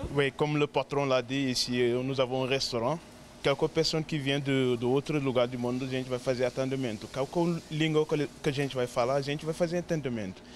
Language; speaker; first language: Portuguese; non-native, learner; Wolof